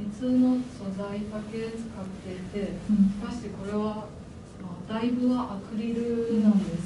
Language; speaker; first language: Japanese; non-native, fluent; Chinese